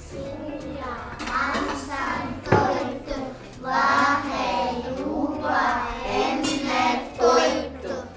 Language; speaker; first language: Estonian; non-native, learner; Russian